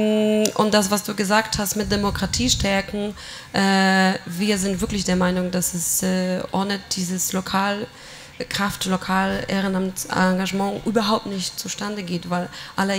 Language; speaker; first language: German; non-native, fluent; Polish